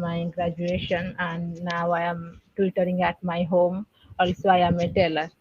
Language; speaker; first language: English; non-native, learner; Odia